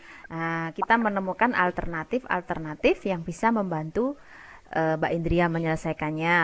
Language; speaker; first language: Indonesian; native; Indonesian